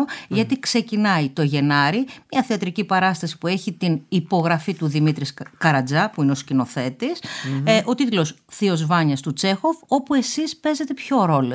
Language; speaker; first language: Greek; native; Greek